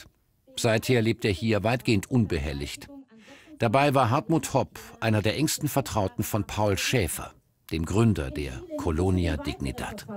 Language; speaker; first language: German; native; German